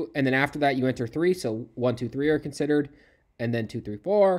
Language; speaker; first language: English; native; English